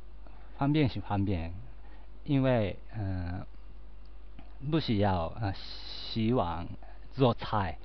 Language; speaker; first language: Chinese; non-native, learner; Japanese